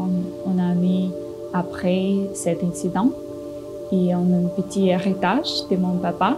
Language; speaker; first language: French; non-native, learner; Russian